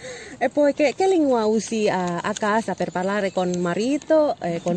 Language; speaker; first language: Italian; non-native, learner; Indonesian